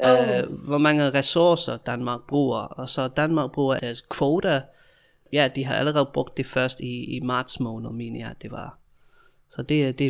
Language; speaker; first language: Danish; non-native, fluent; English